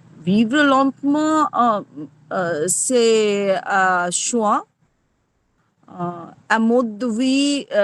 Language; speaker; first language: French; non-native, learner; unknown